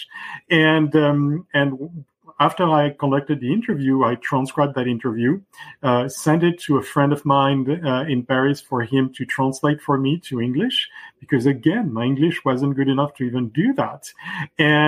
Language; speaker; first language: English; non-native, fluent; French